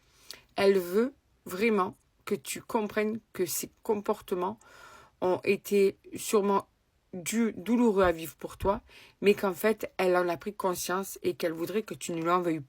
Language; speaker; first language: French; native; French